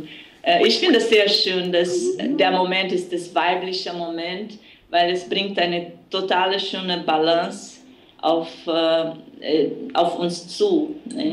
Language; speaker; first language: German; non-native, fluent; Portuguese